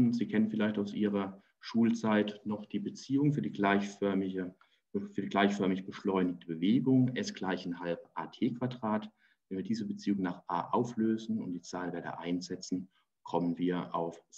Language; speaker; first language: German; native; German